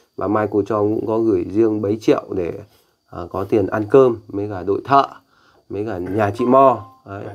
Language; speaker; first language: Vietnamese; native; Vietnamese